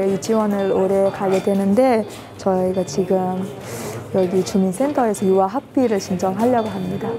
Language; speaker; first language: Korean; non-native, fluent; Uzbek